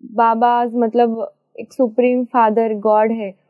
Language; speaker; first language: Hindi; non-native, local second language; Marathi